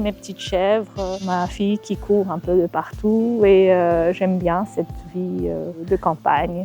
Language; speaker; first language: French; non-native, fluent; Japanese